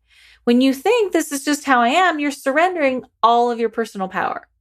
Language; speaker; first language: English; native; English